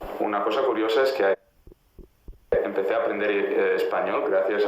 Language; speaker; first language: Spanish; non-native, fluent; Italian